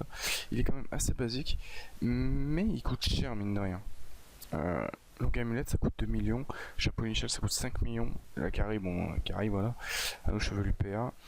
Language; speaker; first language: French; native; French